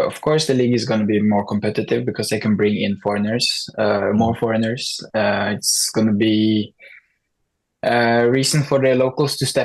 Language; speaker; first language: English; non-native, fluent; Norwegian